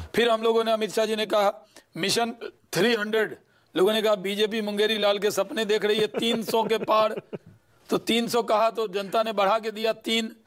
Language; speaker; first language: Hindi; native; Hindi